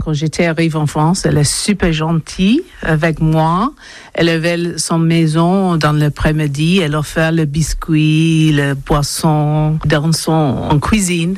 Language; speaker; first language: French; non-native, learner; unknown